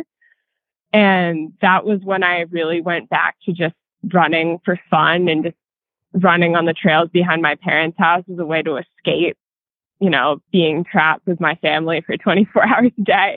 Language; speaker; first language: English; native; English